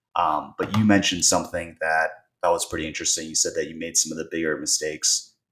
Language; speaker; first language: English; native; English